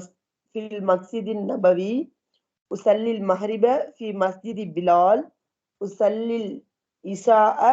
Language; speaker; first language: Arabic; non-native, learner; Tamil